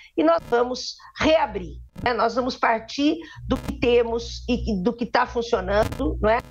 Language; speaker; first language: Portuguese; native; Portuguese